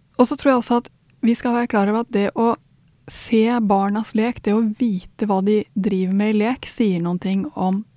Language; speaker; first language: Norwegian; non-native, fluent; Swedish